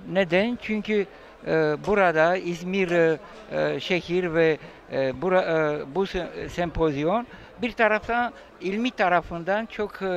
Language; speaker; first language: Turkish; non-native, fluent; Romanian